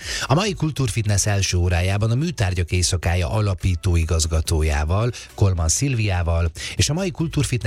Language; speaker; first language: Hungarian; native; Hungarian